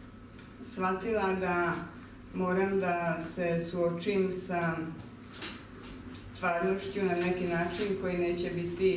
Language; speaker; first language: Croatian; non-native, local second language; Hungarian